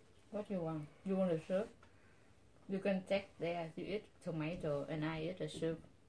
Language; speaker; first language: English; non-native, learner; Vietnamese